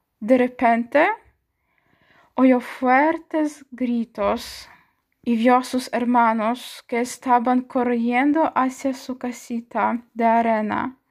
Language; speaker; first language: Spanish; non-native, fluent; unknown